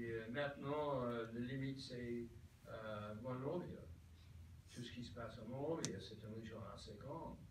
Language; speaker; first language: French; non-native, fluent; English